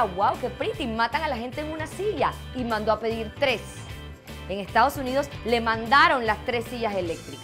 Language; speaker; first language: Spanish; native; Spanish